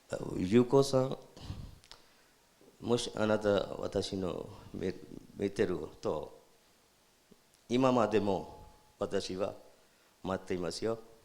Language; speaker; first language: Japanese; non-native, learner; Urdu